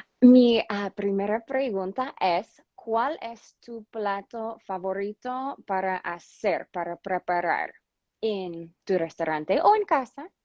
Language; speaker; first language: Spanish; non-native, fluent; English